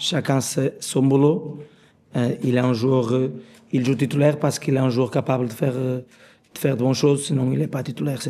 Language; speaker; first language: French; non-native, learner; Portuguese